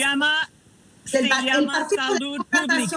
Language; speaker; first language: Spanish; non-native, fluent; English